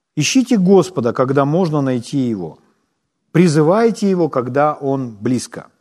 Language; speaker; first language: Russian; non-native, local second language; Ukrainian